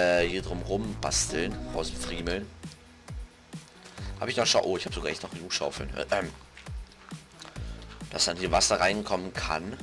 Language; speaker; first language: German; native; German